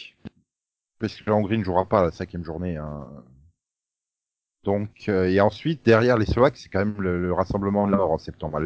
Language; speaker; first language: French; native; French